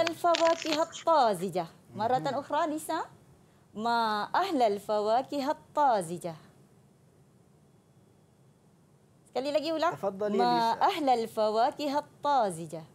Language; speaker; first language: Arabic; non-native, fluent; Malay